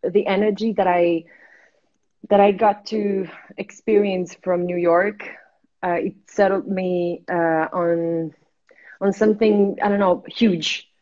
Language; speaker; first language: English; non-native, fluent; Italian